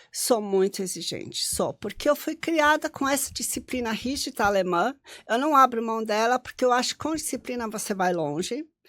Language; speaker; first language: Portuguese; non-native, local second language; German